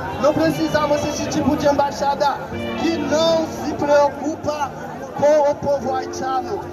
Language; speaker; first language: Portuguese; non-native, fluent; Haitian Creole